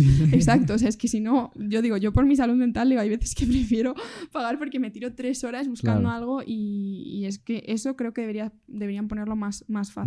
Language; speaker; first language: Spanish; native; Spanish